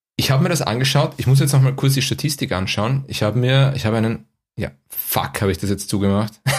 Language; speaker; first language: German; native; German